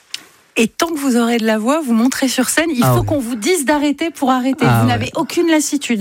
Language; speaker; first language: French; native; French